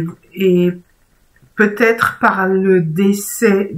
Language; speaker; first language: French; native; French